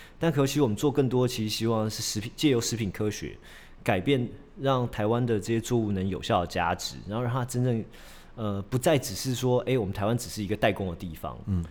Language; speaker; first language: Chinese; early bilingual, heritage; Chinese